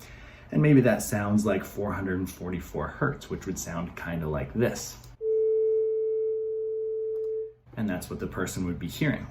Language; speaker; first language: English; native; English